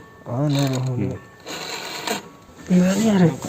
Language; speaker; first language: Japanese; non-native, learner; Indonesian